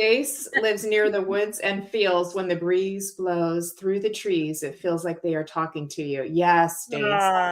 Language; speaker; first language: English; native; English